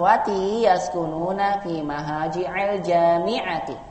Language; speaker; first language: Arabic; non-native, fluent; Indonesian